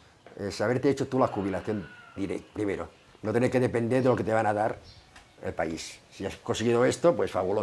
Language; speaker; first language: Spanish; native; Spanish